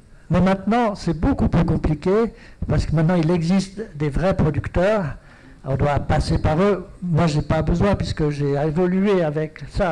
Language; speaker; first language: French; native; French